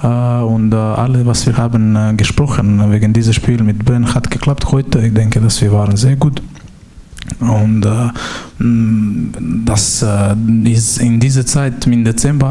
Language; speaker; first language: German; non-native, learner; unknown